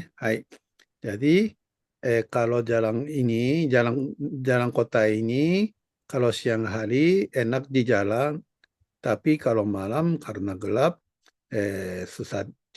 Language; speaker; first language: Indonesian; non-native, fluent; Japanese